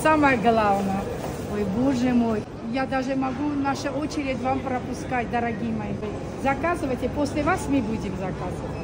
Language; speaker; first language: Russian; non-native, local second language; Armenian